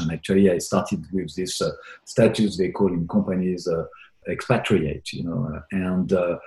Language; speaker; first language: English; non-native, fluent; French